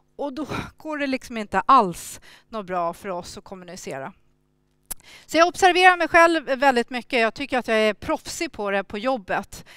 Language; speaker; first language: Swedish; early bilingual, other home language; Thai